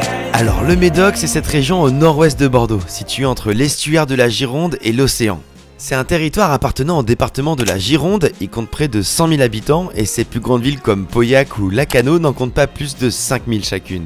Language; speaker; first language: French; native; French